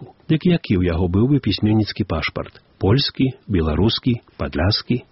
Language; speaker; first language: Belarusian; non-native, local second language; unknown